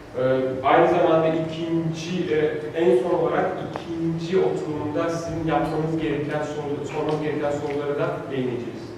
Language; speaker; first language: Turkish; native; Turkish